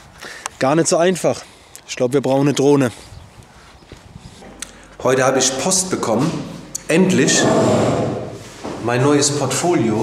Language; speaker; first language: German; native; German